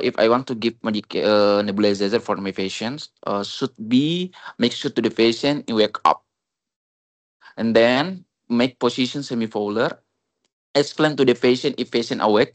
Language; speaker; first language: English; non-native, learner; Indonesian